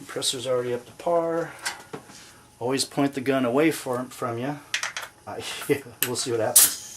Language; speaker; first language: English; native; English